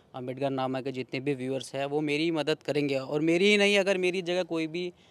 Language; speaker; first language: Hindi; native; Hindi